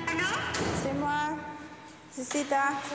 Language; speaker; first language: French; non-native, learner; Filipino